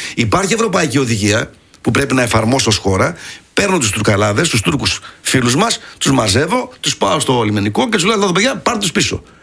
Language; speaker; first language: Greek; early bilingual, heritage; Greek